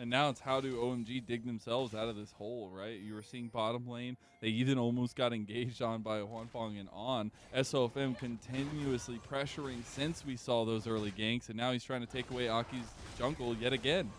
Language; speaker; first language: English; native; English